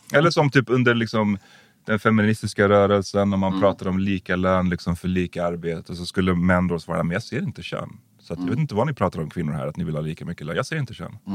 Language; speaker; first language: Swedish; early bilingual, other home language; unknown